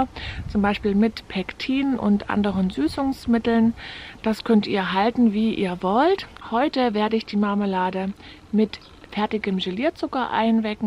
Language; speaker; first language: German; native; German